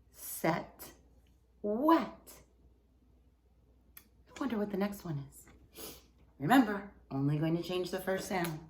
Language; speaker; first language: English; native; English